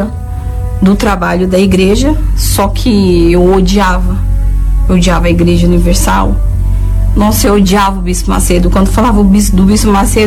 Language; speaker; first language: Portuguese; native; Portuguese